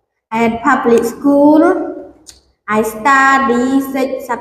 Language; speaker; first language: English; non-native, learner; Khmer